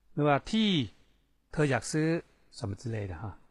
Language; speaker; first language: Thai; non-native, fluent; Chinese